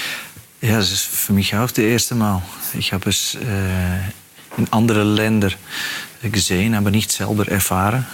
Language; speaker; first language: German; non-native, fluent; Dutch